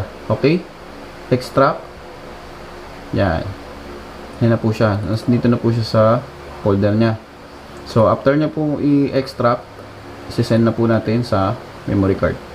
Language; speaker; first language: Filipino; native; Filipino